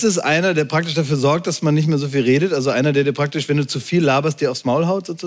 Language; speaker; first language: German; native; German